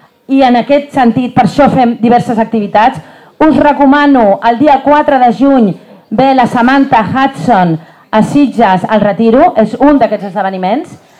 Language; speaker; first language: Catalan; native; Catalan